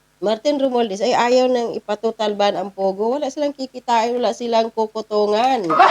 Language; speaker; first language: Filipino; non-native, local second language; Cebuano